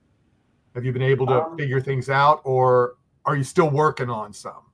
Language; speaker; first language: English; native; English